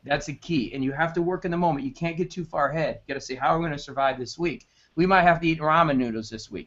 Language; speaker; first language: English; native; English